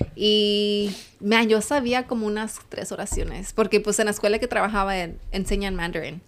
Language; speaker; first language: Spanish; early bilingual, heritage; Spanish